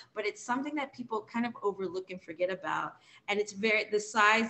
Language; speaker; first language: English; native; English